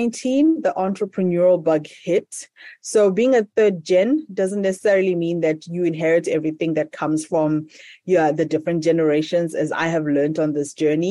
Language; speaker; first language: English; non-native, local second language; Shona